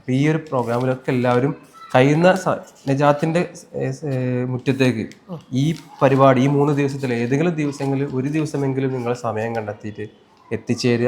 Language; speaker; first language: Malayalam; native; Malayalam